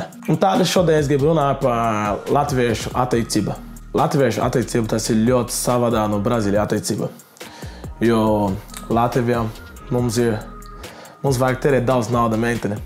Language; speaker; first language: Latvian; non-native, learner; Portuguese